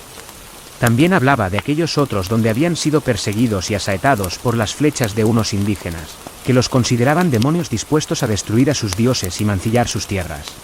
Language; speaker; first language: Spanish; native; Spanish